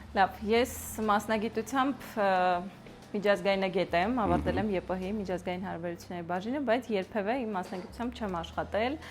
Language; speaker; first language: Armenian; native; Armenian